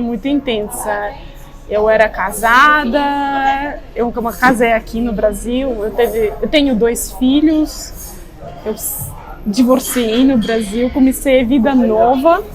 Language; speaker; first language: Portuguese; non-native, fluent; Russian